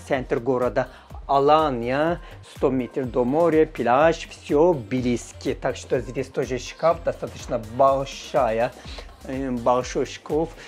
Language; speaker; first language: Russian; non-native, learner; Turkish